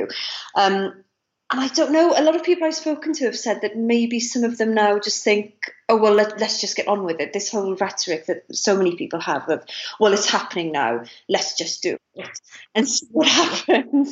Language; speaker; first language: English; non-native, local second language; Welsh